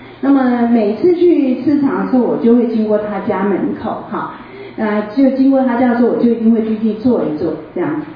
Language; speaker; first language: Chinese; native; Chinese